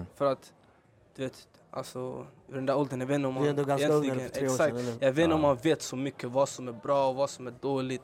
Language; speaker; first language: Swedish; early bilingual, other home language; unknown